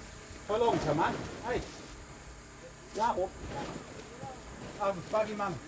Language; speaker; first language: Indonesian; non-native, learner; English